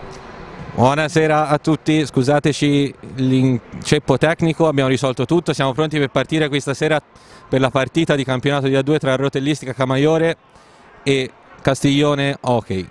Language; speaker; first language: Italian; native; Italian